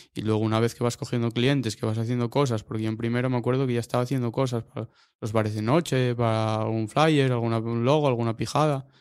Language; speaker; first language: Spanish; native; Spanish